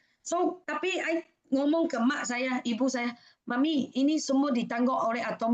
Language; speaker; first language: Indonesian; non-native, fluent; Malay